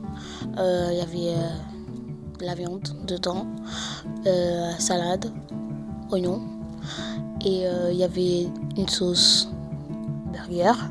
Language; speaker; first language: French; early bilingual, other home language; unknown